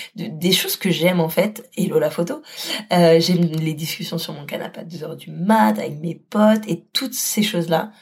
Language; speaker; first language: French; native; French